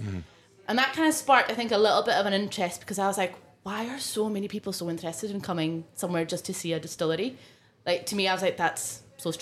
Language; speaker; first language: English; non-native, local second language; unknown